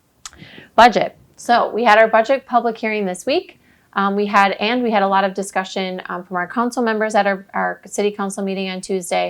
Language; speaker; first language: English; native; English